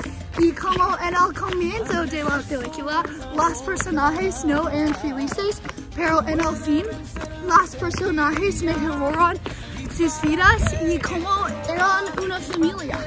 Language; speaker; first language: Spanish; non-native, learner; English